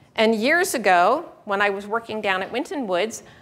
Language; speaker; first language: English; native; English